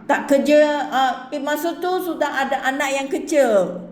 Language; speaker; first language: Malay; non-native, local second language; Chinese